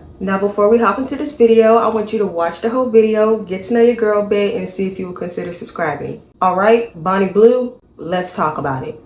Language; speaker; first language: English; native; English